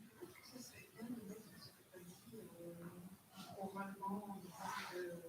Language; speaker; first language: French; non-native, fluent; Greek